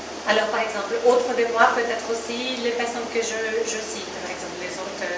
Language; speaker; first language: French; non-native, learner; Portuguese